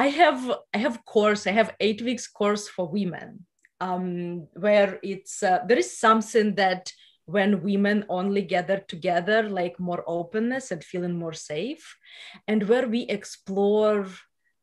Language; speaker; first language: English; non-native, fluent; Russian